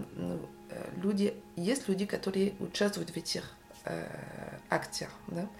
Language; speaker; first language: Russian; non-native, fluent; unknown